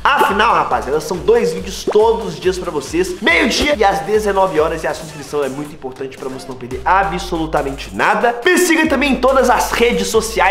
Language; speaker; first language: Portuguese; native; Portuguese